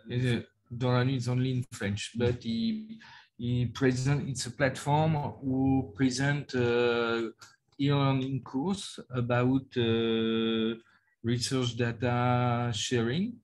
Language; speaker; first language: English; non-native, learner; French